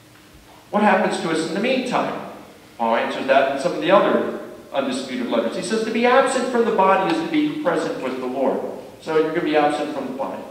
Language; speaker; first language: English; native; English